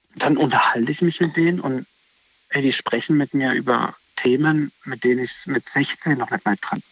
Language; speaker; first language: German; native; German